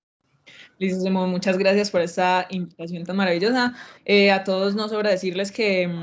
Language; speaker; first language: Spanish; native; Spanish